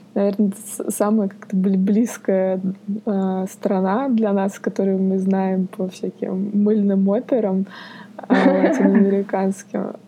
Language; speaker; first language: Russian; native; Russian